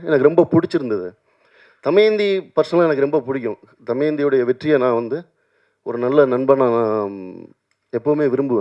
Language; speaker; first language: Tamil; native; Tamil